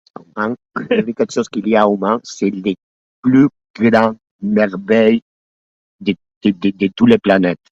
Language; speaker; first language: French; non-native, learner; Spanish